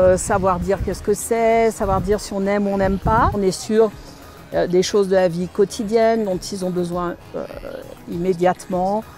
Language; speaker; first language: French; native; French